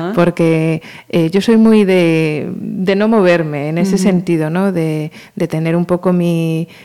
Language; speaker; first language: Spanish; native; Spanish